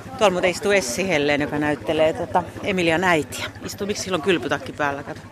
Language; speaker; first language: Finnish; native; Finnish